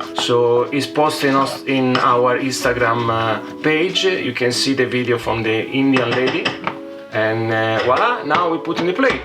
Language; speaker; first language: English; non-native, fluent; Italian